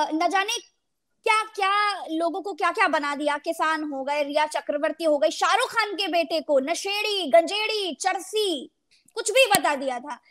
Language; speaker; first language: Hindi; native; Hindi